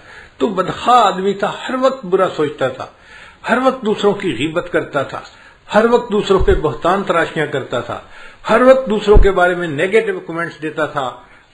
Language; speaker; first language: Urdu; native; Urdu